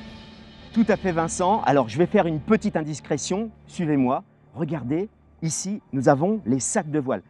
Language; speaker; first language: French; native; French